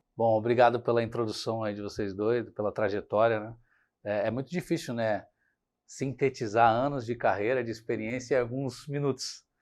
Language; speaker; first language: Portuguese; native; Portuguese